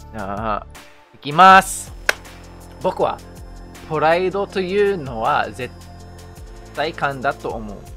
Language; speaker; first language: Japanese; non-native, fluent; English